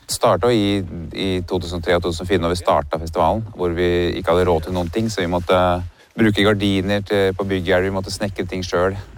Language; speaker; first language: Norwegian; native; Norwegian